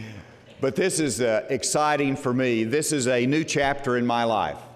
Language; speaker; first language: English; native; English